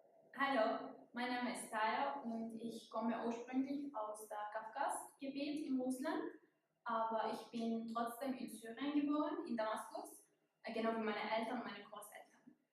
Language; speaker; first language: German; non-native, fluent; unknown